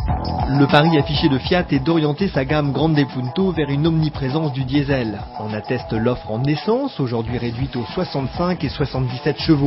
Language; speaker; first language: French; native; French